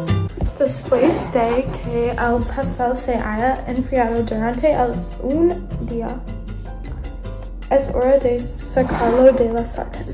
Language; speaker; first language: Spanish; non-native, learner; English